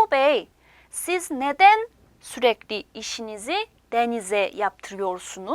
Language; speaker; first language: Turkish; non-native, fluent; Korean